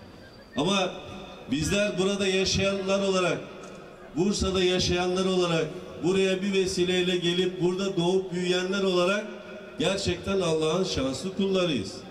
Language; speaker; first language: Turkish; native; Turkish